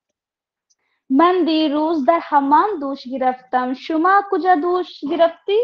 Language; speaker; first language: Persian; non-native, learner; Urdu